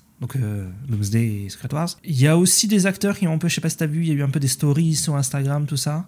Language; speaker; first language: French; native; French